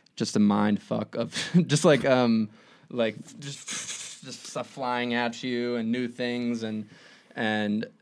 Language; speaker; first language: English; native; English